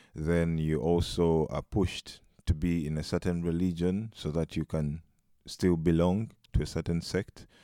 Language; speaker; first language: English; non-native, local second language; Ganda